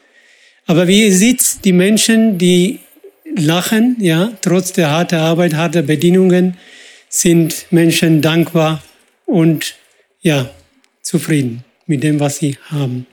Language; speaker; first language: German; non-native, fluent; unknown